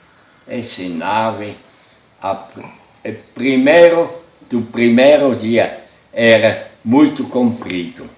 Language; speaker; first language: Portuguese; non-native, fluent; German